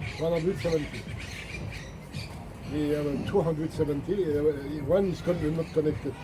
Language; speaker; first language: English; non-native, learner; French